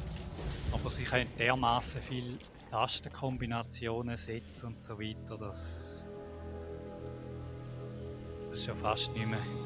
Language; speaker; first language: German; native; German